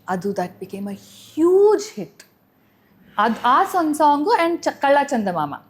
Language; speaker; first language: Kannada; native; Kannada